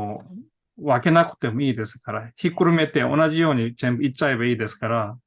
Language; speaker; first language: Japanese; non-native, fluent; Korean